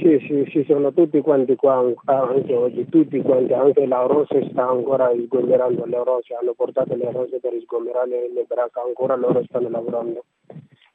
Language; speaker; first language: Italian; non-native, learner; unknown